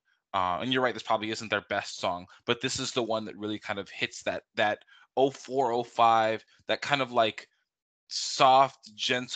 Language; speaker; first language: English; native; English